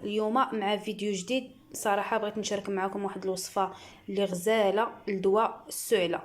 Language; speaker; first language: Arabic; native; Arabic